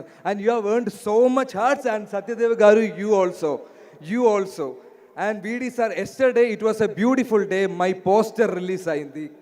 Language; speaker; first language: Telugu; non-native, learner; Malayalam